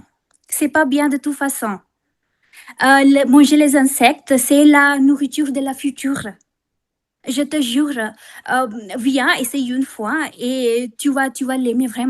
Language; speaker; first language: French; non-native, fluent; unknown